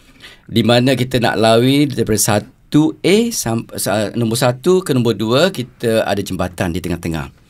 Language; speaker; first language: Malay; native; Malay